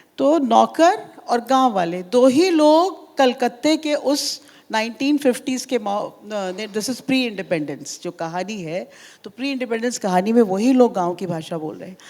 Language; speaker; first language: Hindi; native; Hindi